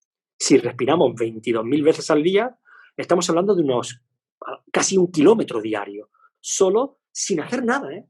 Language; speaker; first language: Spanish; native; Spanish